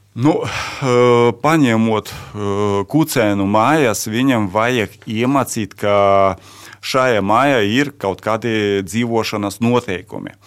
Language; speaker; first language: Latvian; non-native, local second language; Russian